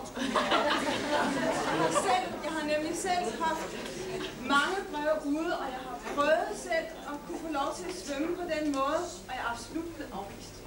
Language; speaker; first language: Danish; early bilingual, other home language; Arabic